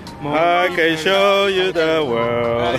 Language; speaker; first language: English; non-native, local second language; Chinese